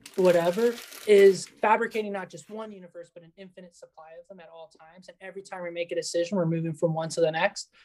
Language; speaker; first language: English; early bilingual, other home language; Spanish